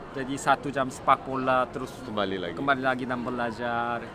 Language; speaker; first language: Indonesian; non-native, learner; Korean